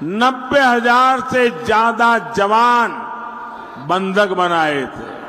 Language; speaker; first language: Hindi; non-native, local second language; Gujarati